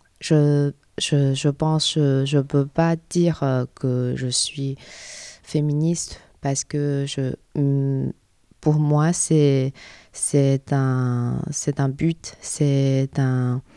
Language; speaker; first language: French; non-native, learner; Chinese